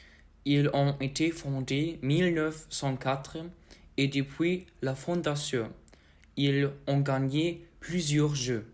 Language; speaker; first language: French; non-native, learner; German